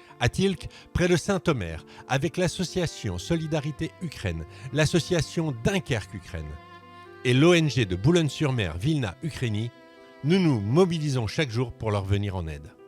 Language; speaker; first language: French; native; French